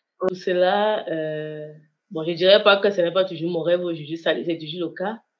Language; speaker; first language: French; non-native, local second language; Kinyarwanda